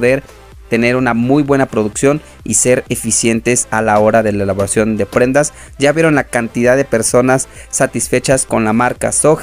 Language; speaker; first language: Spanish; native; Spanish